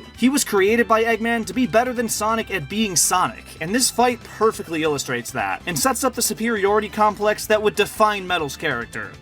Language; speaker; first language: English; native; English